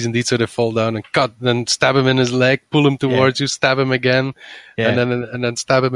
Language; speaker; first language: English; non-native, fluent; Dutch